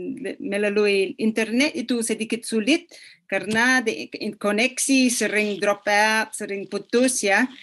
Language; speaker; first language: Indonesian; non-native, fluent; English